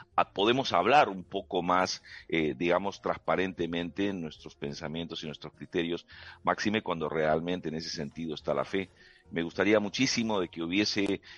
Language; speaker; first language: Spanish; native; Spanish